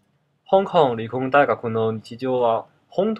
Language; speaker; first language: Japanese; non-native, learner; Cantonese